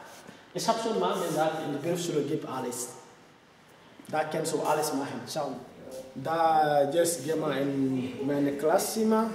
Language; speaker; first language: German; non-native, learner; French